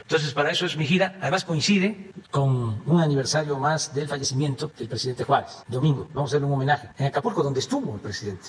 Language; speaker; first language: Spanish; native; Spanish